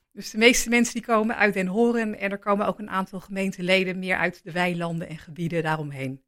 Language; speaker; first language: Dutch; native; Dutch